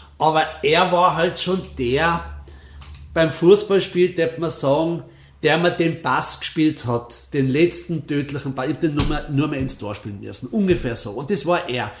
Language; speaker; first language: German; native; German